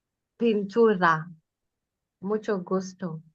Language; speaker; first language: Spanish; non-native, learner; Swahili